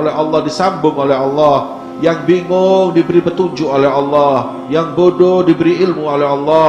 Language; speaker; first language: Indonesian; native; Indonesian